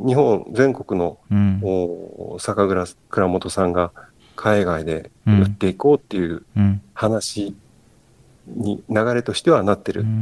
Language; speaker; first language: Japanese; native; Japanese